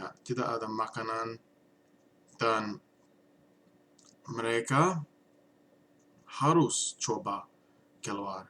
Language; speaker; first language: Indonesian; non-native, learner; English